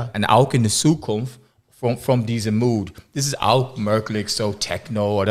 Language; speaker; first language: German; non-native, learner; English